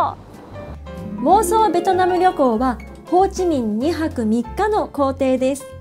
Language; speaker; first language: Japanese; native; Japanese